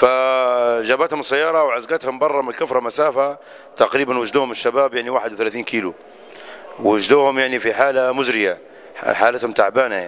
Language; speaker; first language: Arabic; native; Arabic